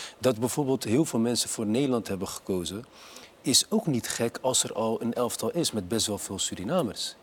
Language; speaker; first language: Dutch; early bilingual, other home language; Arabic